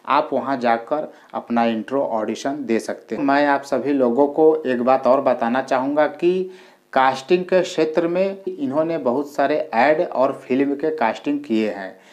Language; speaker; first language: Hindi; native; Hindi